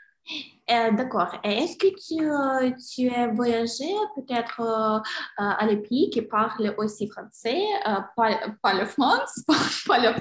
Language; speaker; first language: French; non-native, learner; Ukrainian